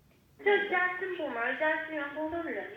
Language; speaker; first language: Chinese; native; Chinese